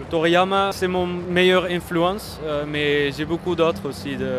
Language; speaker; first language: French; non-native, fluent; Dutch